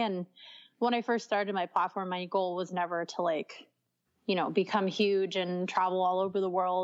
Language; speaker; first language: English; native; English